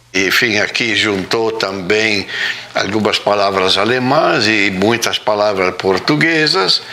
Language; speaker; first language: Portuguese; non-native, local second language; Venetian